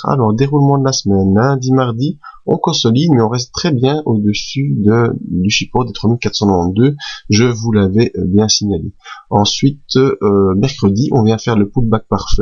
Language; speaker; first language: French; native; French